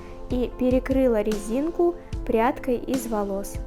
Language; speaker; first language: Russian; native; Russian